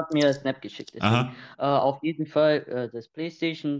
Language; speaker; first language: German; non-native, learner; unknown